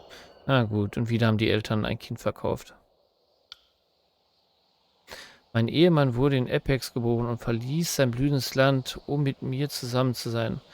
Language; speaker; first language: German; native; German